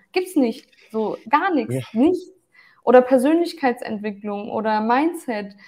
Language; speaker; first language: German; early bilingual, other home language; Turkish